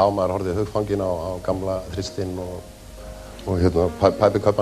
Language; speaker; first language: Icelandic; native; Icelandic